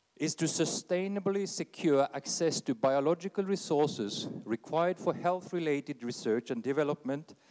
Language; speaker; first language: English; non-native, fluent; Norwegian